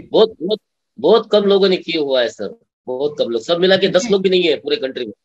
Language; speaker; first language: Hindi; non-native, local second language; Marathi